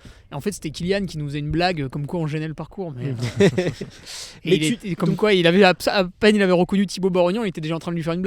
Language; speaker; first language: French; native; French